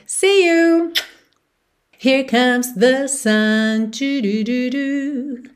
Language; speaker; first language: English; non-native, fluent; Portuguese